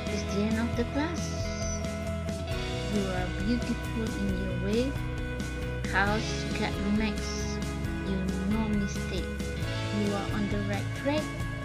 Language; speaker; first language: English; non-native, fluent; Indonesian